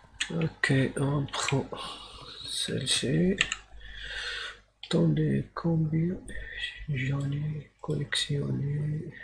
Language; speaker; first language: French; non-native, learner; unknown